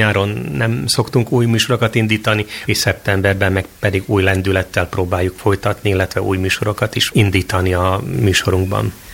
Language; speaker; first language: Hungarian; native; Hungarian